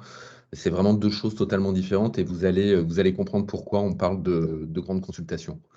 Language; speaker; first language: French; native; French